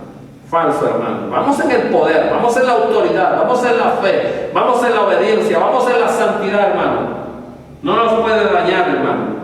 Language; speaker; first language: Spanish; native; Spanish